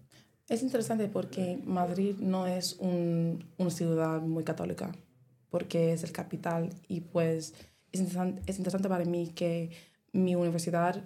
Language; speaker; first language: Spanish; non-native, learner; English